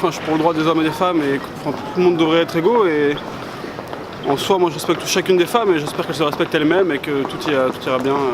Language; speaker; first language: French; native; French